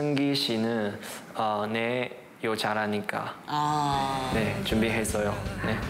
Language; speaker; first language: Korean; non-native, learner; Chinese